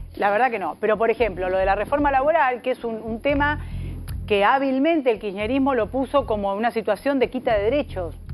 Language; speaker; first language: Spanish; native; Spanish